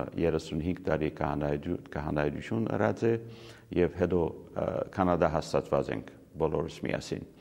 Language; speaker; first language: Armenian; early bilingual, heritage; Arabic